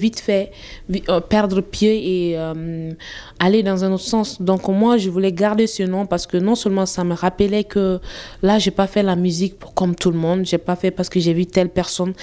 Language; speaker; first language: French; non-native, local second language; Bambara